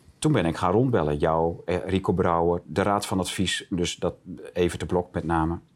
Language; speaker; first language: Dutch; native; Dutch